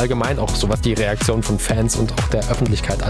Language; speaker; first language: German; native; German